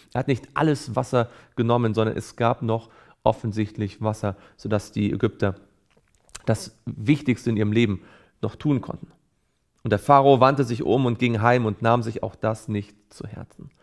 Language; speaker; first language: German; native; German